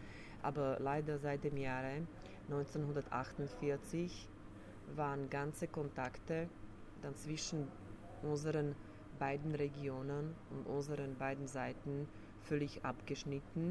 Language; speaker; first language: German; non-native, fluent; Slovak